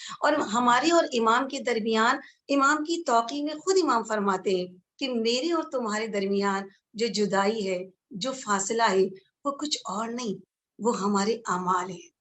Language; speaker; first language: Urdu; native; Urdu